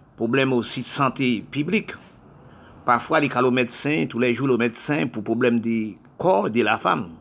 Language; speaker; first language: French; non-native, local second language; Haitian Creole